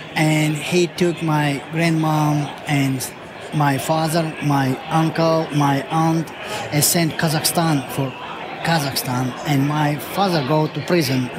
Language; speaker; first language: English; non-native, learner; Ukrainian